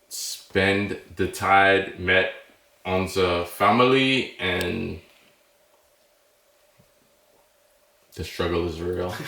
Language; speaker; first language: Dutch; non-native, learner; English